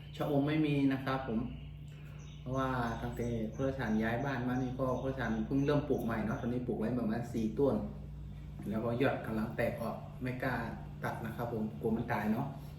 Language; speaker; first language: Thai; native; Thai